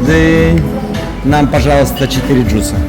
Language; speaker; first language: Russian; native; Russian